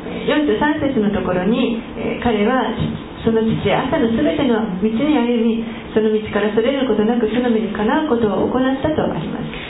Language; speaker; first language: Japanese; native; Japanese